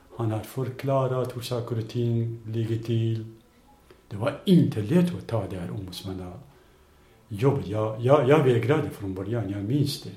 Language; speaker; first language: Swedish; non-native, fluent; Kurdish